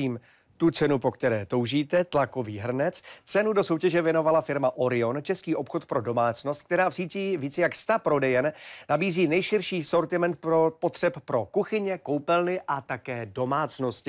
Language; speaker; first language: Czech; native; Czech